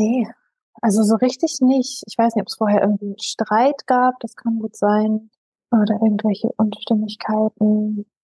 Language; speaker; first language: German; native; German